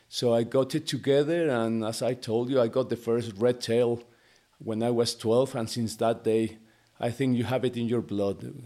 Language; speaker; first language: English; non-native, fluent; Spanish